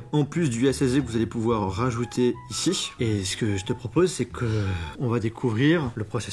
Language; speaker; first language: French; native; French